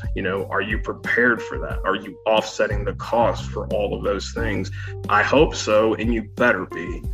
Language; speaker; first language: English; native; English